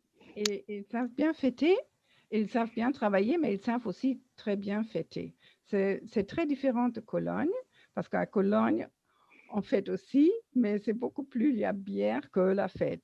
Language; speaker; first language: French; non-native, learner; German